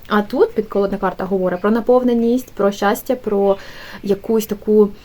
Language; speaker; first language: Ukrainian; native; Ukrainian